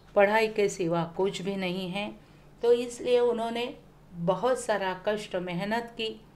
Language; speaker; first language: Hindi; non-native, local second language; Marathi